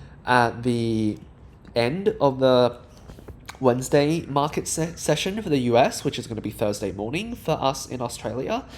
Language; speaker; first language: English; native; English